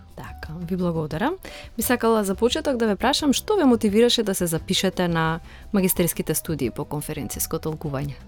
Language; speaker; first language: Macedonian; native; Macedonian